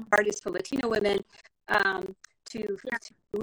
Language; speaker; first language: English; non-native, fluent; Spanish